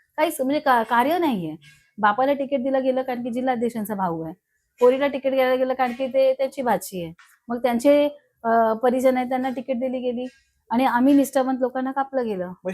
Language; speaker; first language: Marathi; non-native, local second language; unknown